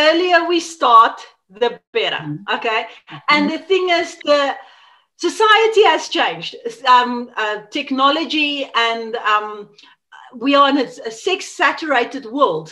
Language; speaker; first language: English; non-native, local second language; Afrikaans